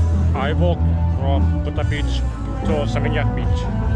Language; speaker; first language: English; non-native, learner; Turkish